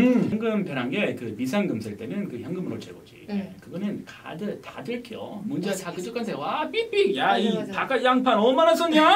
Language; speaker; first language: Korean; non-native, fluent; English